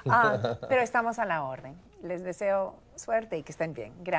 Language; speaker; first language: Spanish; native; Spanish